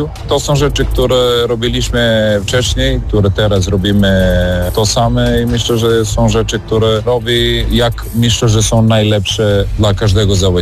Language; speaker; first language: Polish; non-native, fluent; Serbian